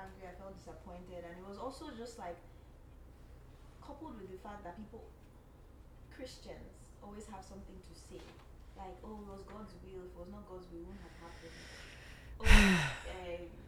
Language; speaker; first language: English; non-native, local second language; Yoruba